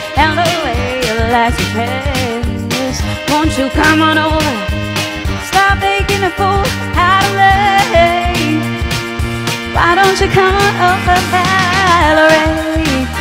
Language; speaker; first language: English; non-native, local second language; Filipino